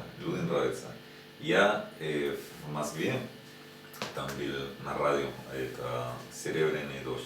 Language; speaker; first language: Russian; non-native, learner; Spanish